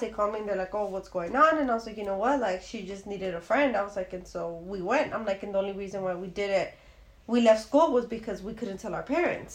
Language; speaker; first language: English; early bilingual, other home language; Spanish